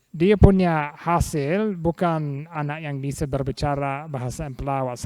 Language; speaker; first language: Indonesian; non-native, fluent; English